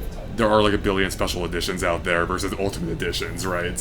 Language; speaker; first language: English; native; English